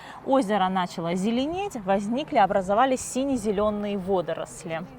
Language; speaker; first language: Russian; native; Russian